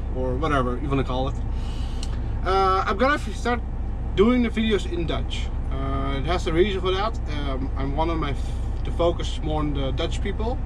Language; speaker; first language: English; non-native, fluent; Dutch